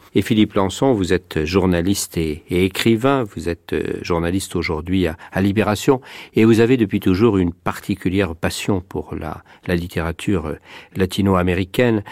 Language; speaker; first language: French; native; French